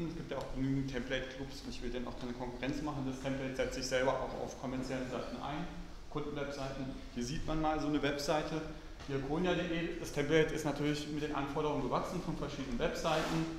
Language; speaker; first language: German; native; German